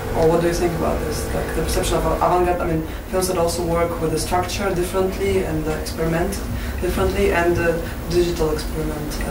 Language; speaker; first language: English; non-native, learner; Russian